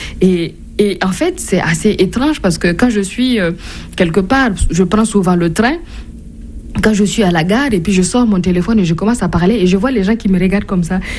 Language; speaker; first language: French; non-native, local second language; Mossi